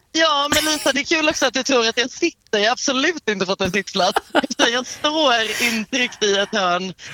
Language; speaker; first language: Swedish; native; Swedish